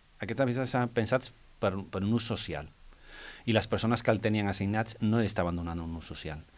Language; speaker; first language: Catalan; non-native, local second language; Spanish